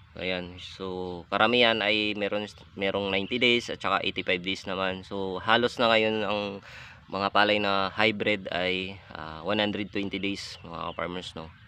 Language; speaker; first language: Filipino; non-native, local second language; Hiligaynon